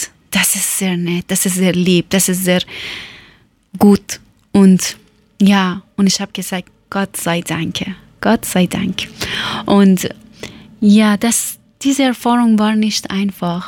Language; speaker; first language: German; non-native, learner; Persian